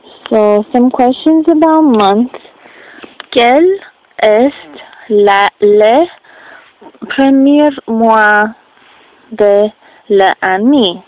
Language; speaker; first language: French; non-native, learner; English